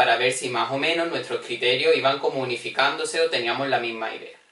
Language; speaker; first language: Spanish; native; Spanish